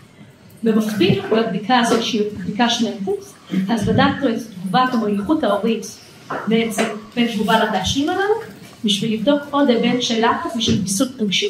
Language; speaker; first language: Hebrew; native; Hebrew